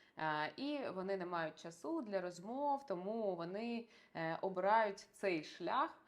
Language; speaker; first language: Ukrainian; non-native, local second language; Russian